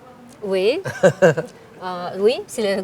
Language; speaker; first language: French; non-native, fluent; Spanish